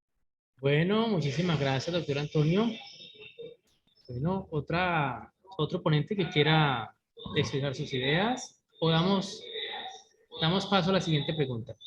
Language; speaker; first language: Spanish; native; Spanish